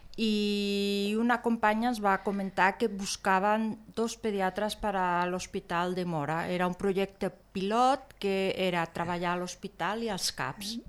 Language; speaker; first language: Catalan; non-native, local second language; Spanish